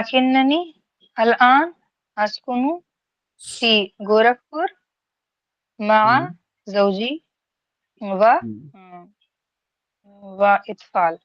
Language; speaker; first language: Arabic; non-native, learner; Urdu